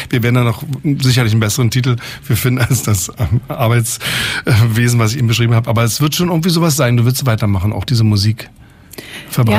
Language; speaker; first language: German; native; German